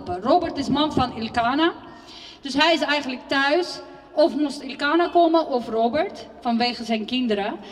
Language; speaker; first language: Dutch; non-native, fluent; Azerbaijani